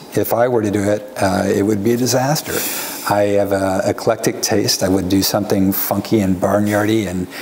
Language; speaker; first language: English; native; English